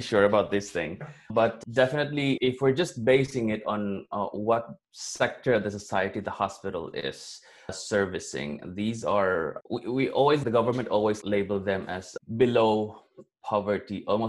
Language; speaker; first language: English; non-native, local second language; Cebuano